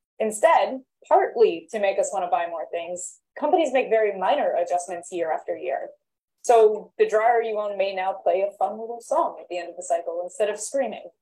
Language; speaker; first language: English; native; English